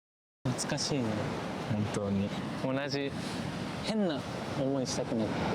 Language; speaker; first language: Japanese; native; Japanese